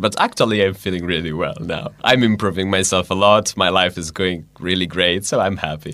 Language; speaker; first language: English; non-native, fluent; Italian